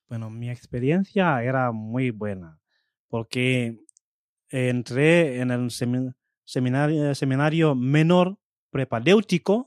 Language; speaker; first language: Spanish; non-native, fluent; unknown